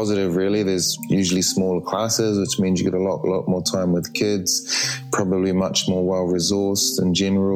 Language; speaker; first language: English; native; English